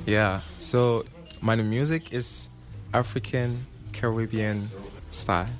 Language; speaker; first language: German; non-native, learner; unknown